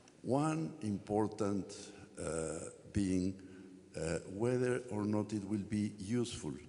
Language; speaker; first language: English; non-native, fluent; Spanish